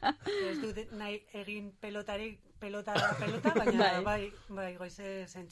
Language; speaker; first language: Basque; non-native, learner; Spanish